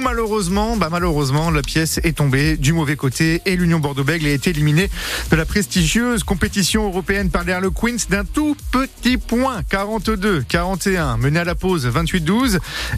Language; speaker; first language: French; native; French